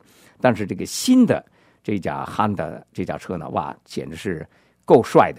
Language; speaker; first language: Chinese; native; Chinese